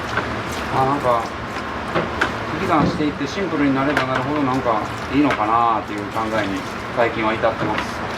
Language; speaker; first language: Japanese; native; Japanese